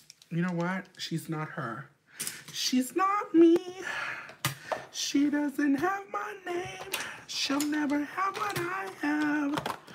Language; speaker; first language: English; early bilingual, other home language; Spanish